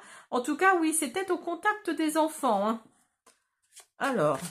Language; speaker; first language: French; native; French